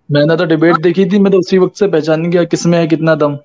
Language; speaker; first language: Hindi; native; Hindi